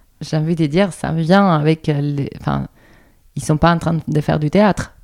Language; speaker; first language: French; non-native, fluent; Spanish